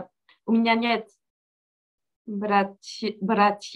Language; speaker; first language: Russian; non-native, learner; French